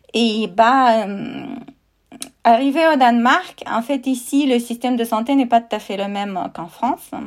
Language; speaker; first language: French; non-native, fluent; Russian